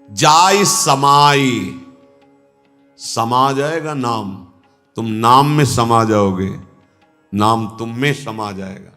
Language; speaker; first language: Hindi; native; Hindi